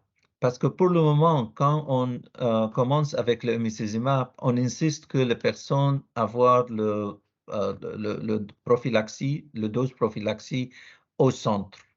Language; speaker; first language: French; non-native, learner; Arabic